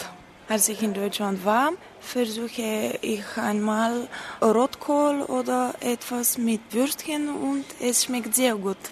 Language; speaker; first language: German; non-native, learner; Bulgarian